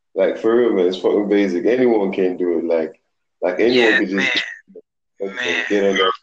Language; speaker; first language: English; non-native, local second language; Yoruba